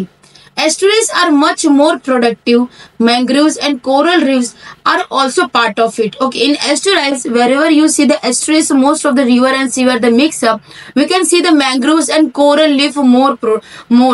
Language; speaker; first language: English; non-native, local second language; Hindi